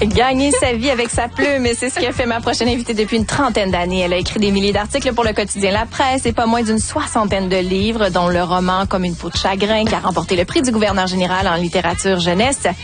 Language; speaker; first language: French; native; French